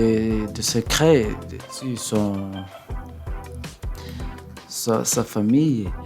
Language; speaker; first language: French; non-native, learner; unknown